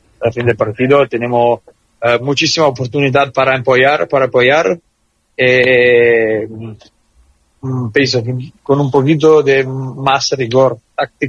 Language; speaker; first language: Spanish; non-native, learner; Italian